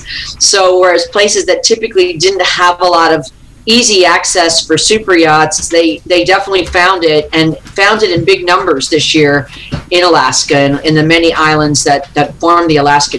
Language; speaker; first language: English; native; English